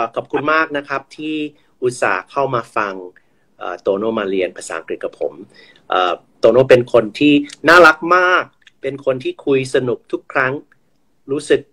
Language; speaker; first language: Thai; non-native, fluent; English